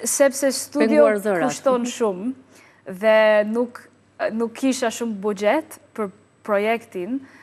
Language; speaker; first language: Albanian; non-native, learner; English